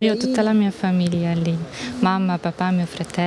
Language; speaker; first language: Italian; non-native, fluent; Ukrainian